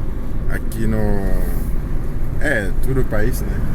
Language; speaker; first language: Portuguese; non-native, fluent; Haitian Creole